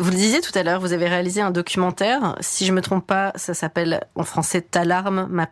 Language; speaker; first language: French; native; French